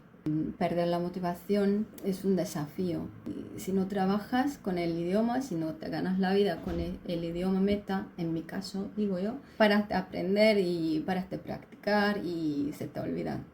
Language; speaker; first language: Spanish; non-native, fluent; Turkish